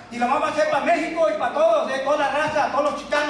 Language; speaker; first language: Spanish; early bilingual, other home language; English